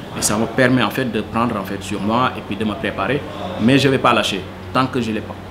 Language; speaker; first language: French; non-native, local second language; Wolof